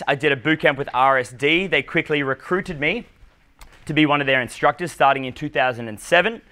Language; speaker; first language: English; native; English